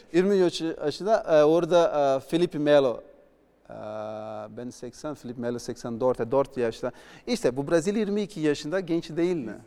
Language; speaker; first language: Turkish; non-native, learner; Portuguese